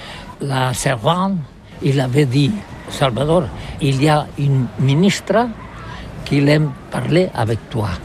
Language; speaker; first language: French; non-native, learner; Catalan